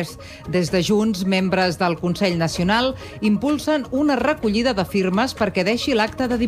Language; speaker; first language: Catalan; native; Catalan